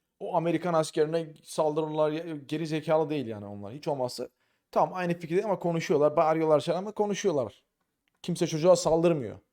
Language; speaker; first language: Turkish; native; Turkish